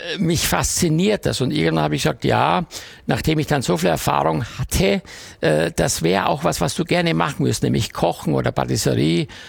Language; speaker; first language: German; native; German